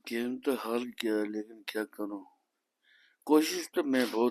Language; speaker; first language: Hindi; non-native, local second language; Tibetan